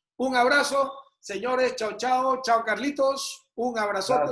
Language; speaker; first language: Spanish; native; Spanish